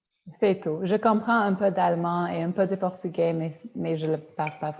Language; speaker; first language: French; non-native, fluent; Polish